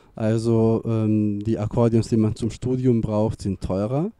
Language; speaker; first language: German; non-native, fluent; Serbian